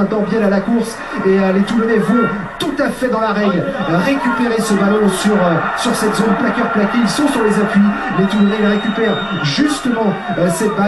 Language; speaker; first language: French; native; French